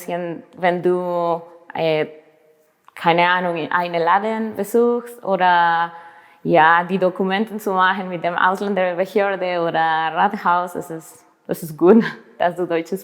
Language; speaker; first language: German; non-native, learner; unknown